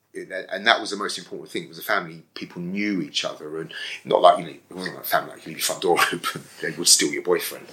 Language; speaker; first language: English; native; English